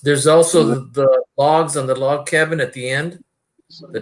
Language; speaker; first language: English; native; English